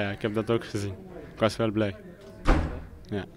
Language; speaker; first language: Dutch; non-native, learner; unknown